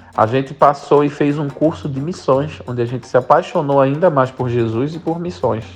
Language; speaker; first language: Portuguese; native; Portuguese